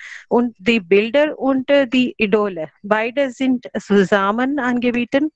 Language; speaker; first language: German; non-native, learner; Hindi